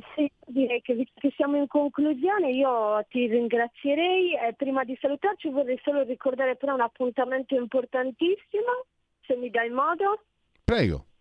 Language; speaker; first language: Italian; native; Italian